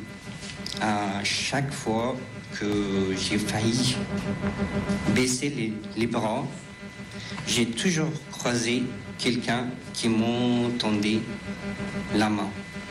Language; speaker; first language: French; non-native, fluent; Persian